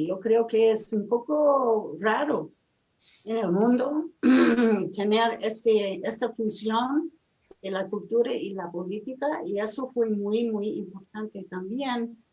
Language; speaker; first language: Spanish; non-native, fluent; English